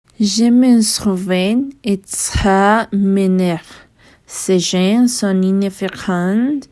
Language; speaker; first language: French; non-native, learner; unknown